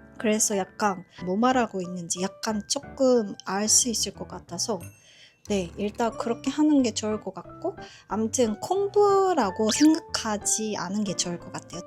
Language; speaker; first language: Korean; non-native, fluent; Japanese